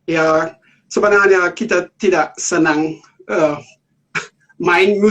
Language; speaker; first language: Indonesian; non-native, learner; German